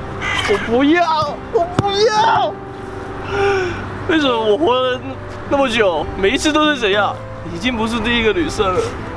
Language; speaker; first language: Chinese; non-native, local second language; Cantonese